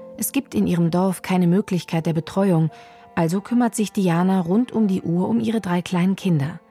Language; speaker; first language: German; native; German